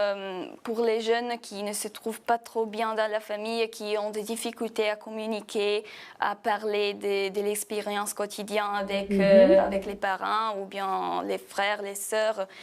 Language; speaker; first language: French; non-native, fluent; Italian